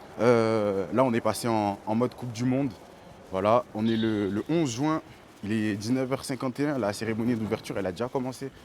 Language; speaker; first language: French; native; French